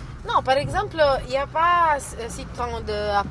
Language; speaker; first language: French; non-native, fluent; Italian